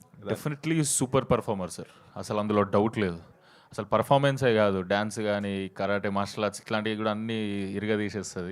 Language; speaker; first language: Telugu; native; Telugu